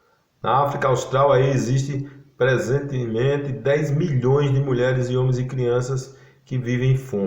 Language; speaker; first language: Portuguese; native; Portuguese